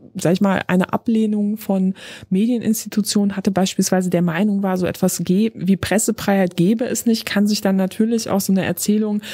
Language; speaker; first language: German; non-native, fluent; Polish